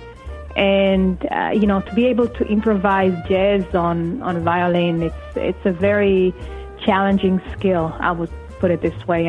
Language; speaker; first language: English; non-native, fluent; Hebrew